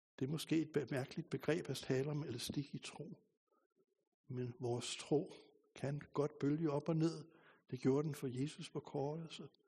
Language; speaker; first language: Danish; native; Danish